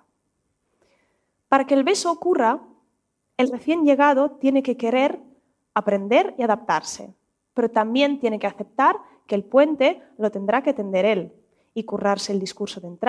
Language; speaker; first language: Spanish; non-native, fluent; Russian